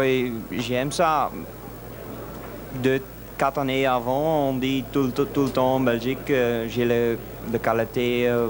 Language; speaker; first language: French; non-native, local second language; Dutch